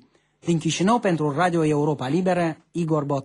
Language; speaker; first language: Romanian; native; Romanian